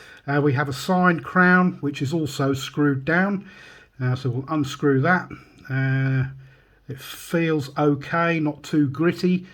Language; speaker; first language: English; native; English